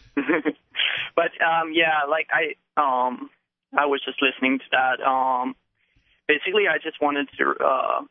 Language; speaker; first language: English; non-native, fluent; Dutch